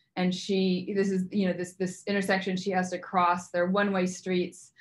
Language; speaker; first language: English; native; English